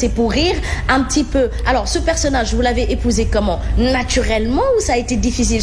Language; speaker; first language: French; non-native, local second language; Wolof